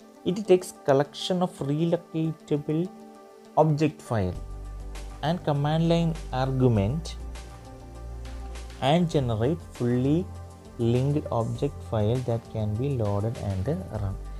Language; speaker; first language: English; non-native, local second language; Malayalam